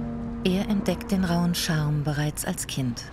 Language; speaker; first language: German; native; German